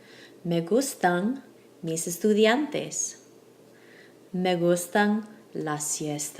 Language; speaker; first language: Spanish; non-native, fluent; English